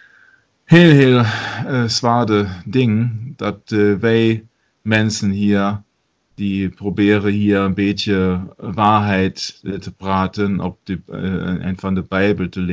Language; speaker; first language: Dutch; non-native, learner; German